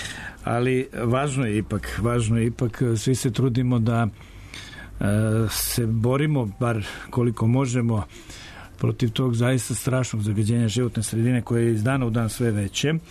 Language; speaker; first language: Serbian; native; Serbian